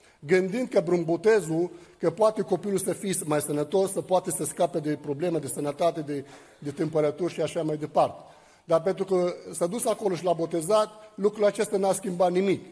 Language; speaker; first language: Romanian; non-native, fluent; Arabic